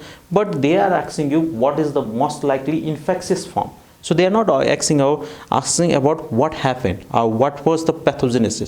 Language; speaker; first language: English; non-native, fluent; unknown